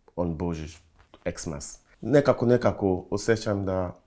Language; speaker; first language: Serbian; non-native, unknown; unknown